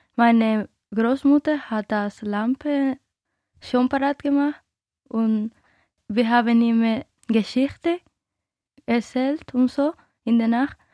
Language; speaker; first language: German; non-native, learner; Spanish